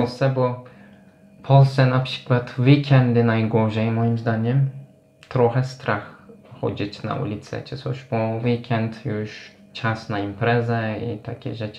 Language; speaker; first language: Polish; non-native, fluent; Turkish